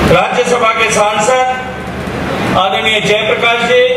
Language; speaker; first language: Hindi; native; Hindi